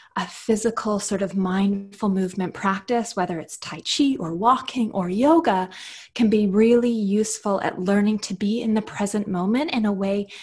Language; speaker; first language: English; native; English